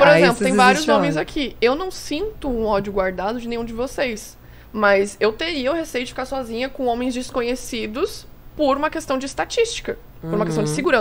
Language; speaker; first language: Portuguese; native; Portuguese